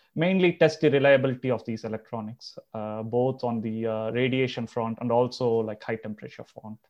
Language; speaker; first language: English; non-native, local second language; Telugu